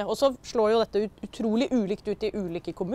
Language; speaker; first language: Norwegian; native; Norwegian